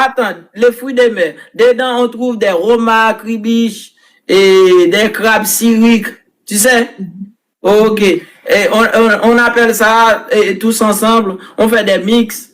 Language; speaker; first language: French; non-native, local second language; Haitian Creole